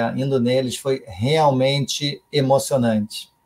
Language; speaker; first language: Portuguese; native; Portuguese